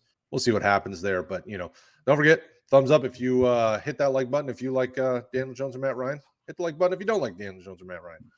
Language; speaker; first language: English; native; English